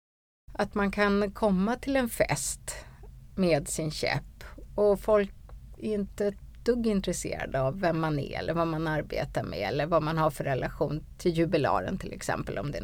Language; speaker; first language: Swedish; native; Swedish